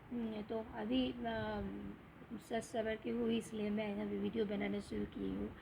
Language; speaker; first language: Hindi; non-native, local second language; Bangla